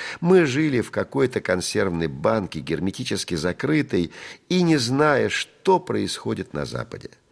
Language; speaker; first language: Russian; native; Russian